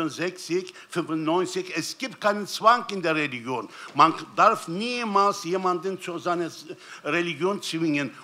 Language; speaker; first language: German; non-native, fluent; Turkish